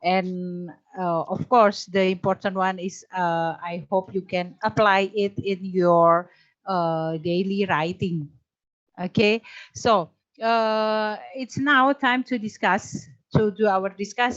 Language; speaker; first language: English; non-native, fluent; Indonesian